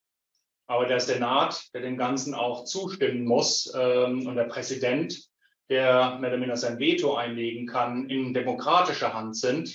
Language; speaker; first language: German; native; German